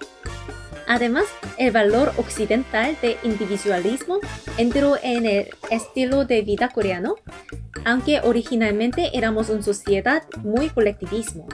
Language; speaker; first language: Spanish; non-native, fluent; Korean